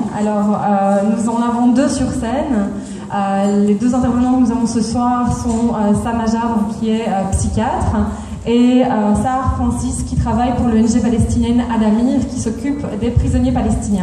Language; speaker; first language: French; native; French